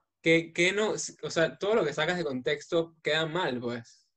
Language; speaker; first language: Spanish; native; Spanish